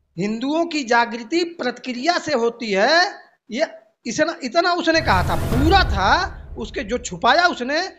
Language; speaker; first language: Hindi; native; Hindi